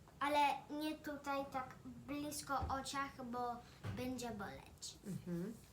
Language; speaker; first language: Polish; early bilingual, heritage; Polish